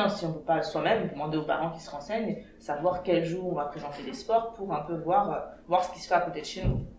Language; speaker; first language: French; early bilingual, other home language; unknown